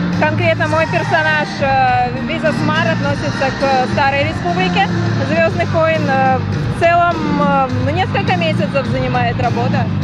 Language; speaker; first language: Russian; native; Russian